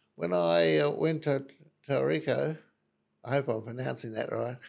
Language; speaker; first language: English; native; English